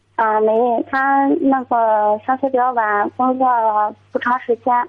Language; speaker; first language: Chinese; native; Chinese